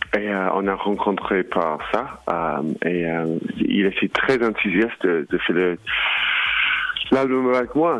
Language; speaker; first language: French; non-native, learner; English